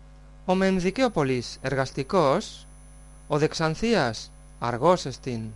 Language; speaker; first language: Greek; non-native, fluent; Spanish